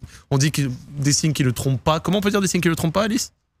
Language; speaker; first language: French; native; French